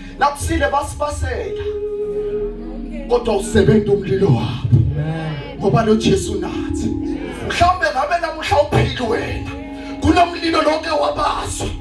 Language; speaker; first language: Zulu; non-native, local second language; Swati